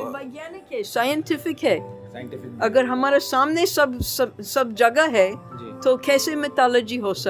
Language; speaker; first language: Hindi; non-native, learner; English